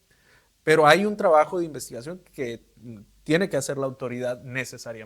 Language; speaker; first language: Spanish; native; Spanish